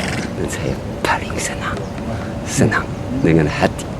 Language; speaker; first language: Indonesian; non-native, learner; French